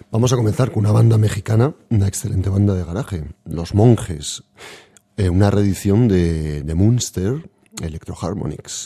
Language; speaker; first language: Spanish; native; Spanish